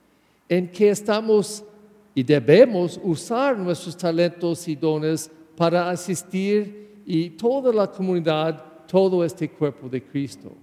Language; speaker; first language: Spanish; non-native, learner; English